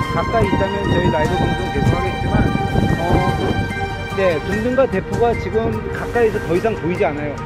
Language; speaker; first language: Korean; native; Korean